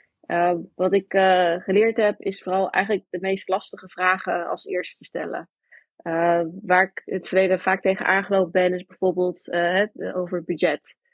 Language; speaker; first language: Dutch; early bilingual, heritage; Dutch